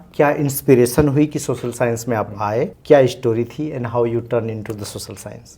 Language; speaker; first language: Hindi; native; Hindi